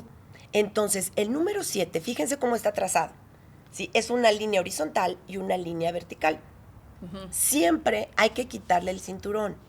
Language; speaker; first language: Spanish; native; Spanish